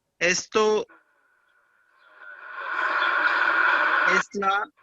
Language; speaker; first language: Spanish; non-native, learner; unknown